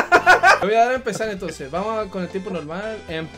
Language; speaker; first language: Spanish; native; Spanish